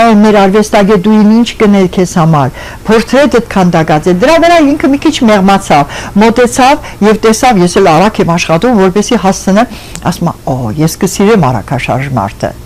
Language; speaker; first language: Armenian; early bilingual, other home language; French